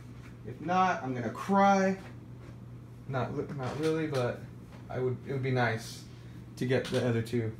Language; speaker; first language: English; native; English